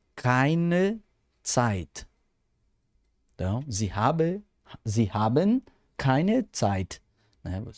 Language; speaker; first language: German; non-native, fluent; Portuguese